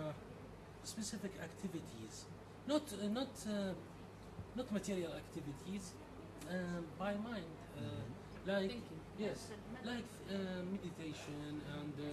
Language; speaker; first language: English; non-native, learner; Arabic